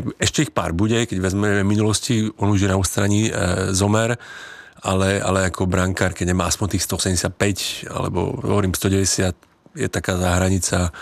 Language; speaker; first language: Slovak; native; Slovak